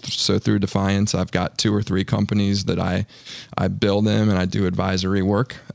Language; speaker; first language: English; native; English